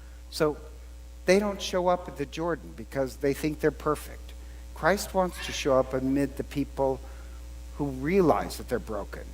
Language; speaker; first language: English; native; English